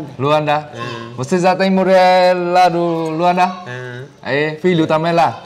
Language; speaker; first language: Portuguese; non-native, learner; Vietnamese